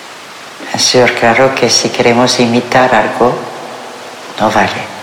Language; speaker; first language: Spanish; non-native, fluent; French